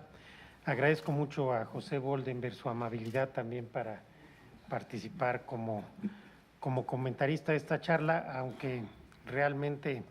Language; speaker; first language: Spanish; native; Spanish